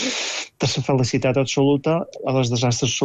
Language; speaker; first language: Catalan; native; Catalan